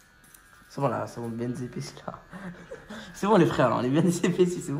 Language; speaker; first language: French; native; French